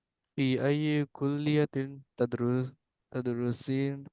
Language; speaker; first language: Arabic; non-native, learner; Indonesian